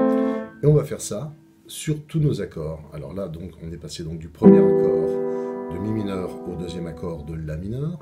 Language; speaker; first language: French; native; French